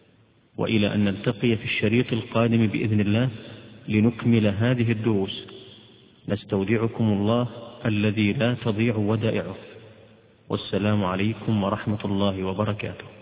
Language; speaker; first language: Arabic; native; Arabic